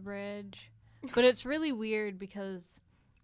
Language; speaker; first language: English; native; English